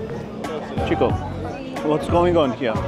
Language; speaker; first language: English; non-native, learner; Georgian